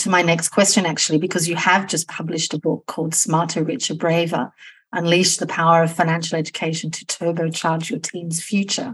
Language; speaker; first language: English; native; English